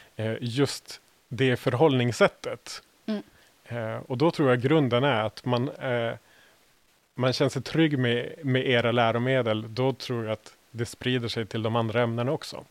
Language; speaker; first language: Swedish; native; Swedish